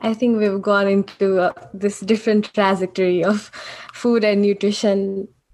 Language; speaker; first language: English; non-native, local second language; Nepali